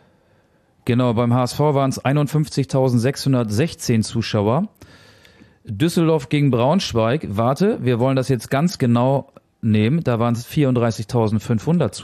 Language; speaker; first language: German; native; German